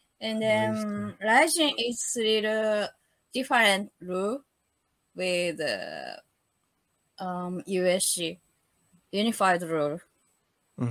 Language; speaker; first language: English; non-native, learner; Japanese